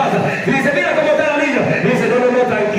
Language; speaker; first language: Spanish; native; Spanish